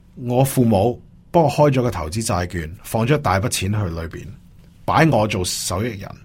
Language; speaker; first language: Cantonese; early bilingual, heritage; Cantonese